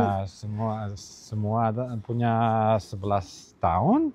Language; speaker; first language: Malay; non-native, learner; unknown